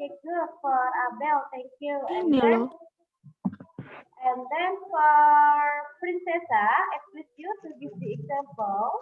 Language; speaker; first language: English; non-native, fluent; Indonesian